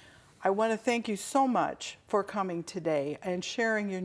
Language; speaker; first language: English; native; English